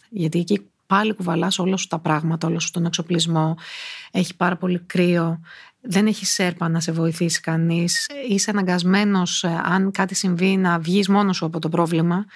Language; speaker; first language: Greek; native; Greek